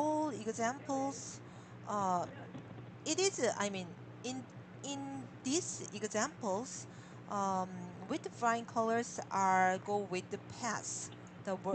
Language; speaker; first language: English; non-native, learner; Korean